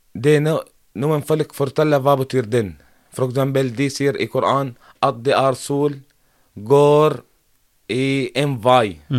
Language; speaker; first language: Norwegian; non-native, learner; Arabic